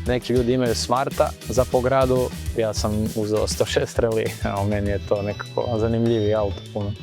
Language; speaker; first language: Croatian; native; Croatian